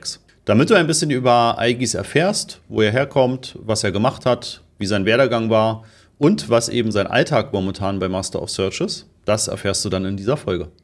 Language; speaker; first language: German; native; German